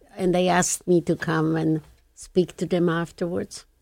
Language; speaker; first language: English; non-native, fluent; Polish